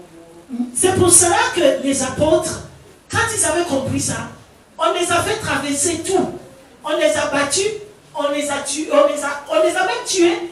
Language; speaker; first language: French; non-native, fluent; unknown